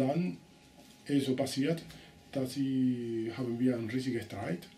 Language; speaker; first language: German; non-native, learner; Spanish